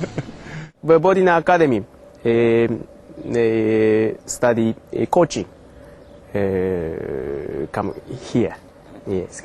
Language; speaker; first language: English; non-native, learner; Japanese